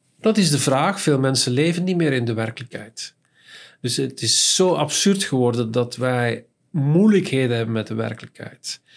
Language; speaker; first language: Dutch; native; Dutch